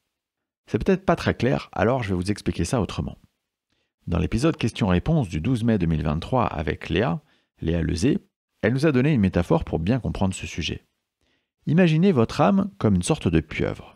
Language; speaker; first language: French; native; French